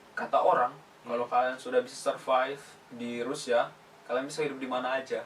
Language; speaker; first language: Indonesian; native; Indonesian